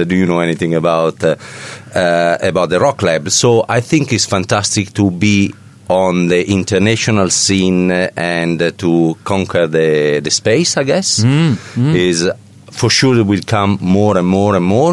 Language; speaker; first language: English; non-native, fluent; Italian